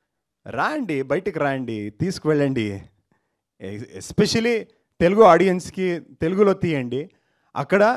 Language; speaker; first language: Telugu; non-native, learner; Kannada